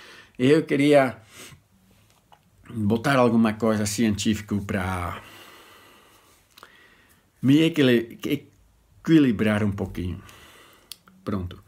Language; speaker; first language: Portuguese; non-native, fluent; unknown